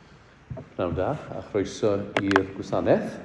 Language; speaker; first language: Welsh; native; Welsh